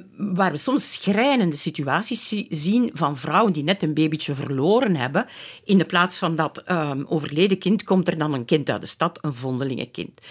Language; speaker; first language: Dutch; native; Dutch